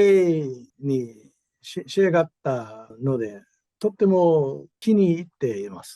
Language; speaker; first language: Japanese; non-native, learner; English